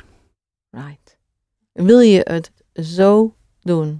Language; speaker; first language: Dutch; non-native, fluent; English